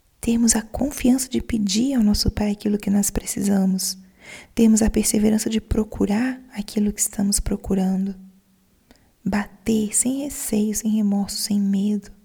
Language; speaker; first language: Portuguese; native; Portuguese